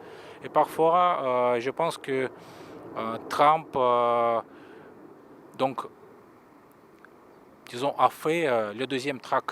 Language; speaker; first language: French; non-native, fluent; Russian